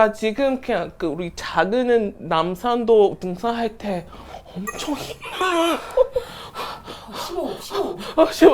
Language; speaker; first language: Korean; non-native, fluent; English